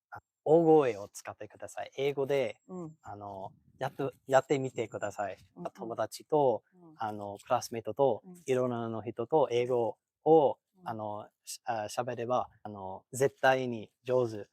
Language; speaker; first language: Japanese; non-native, fluent; English